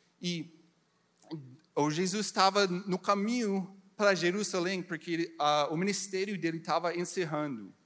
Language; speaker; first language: Portuguese; non-native, learner; English